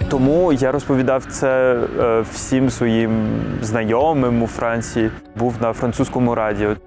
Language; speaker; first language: Ukrainian; non-native, fluent; French